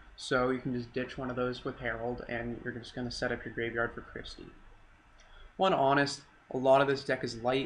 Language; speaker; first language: English; native; English